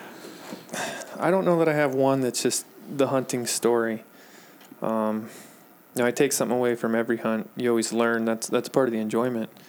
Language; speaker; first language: English; native; English